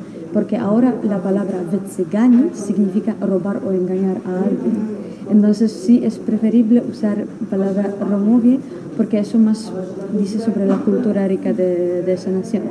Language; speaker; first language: Spanish; non-native, fluent; Polish